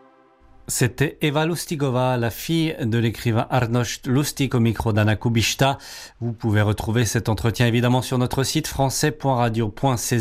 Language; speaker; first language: French; native; French